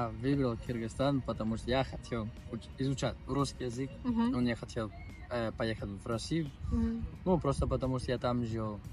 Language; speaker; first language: Russian; non-native, learner; Spanish